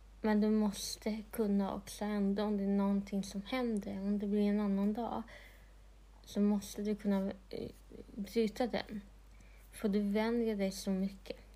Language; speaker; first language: Swedish; non-native, local second language; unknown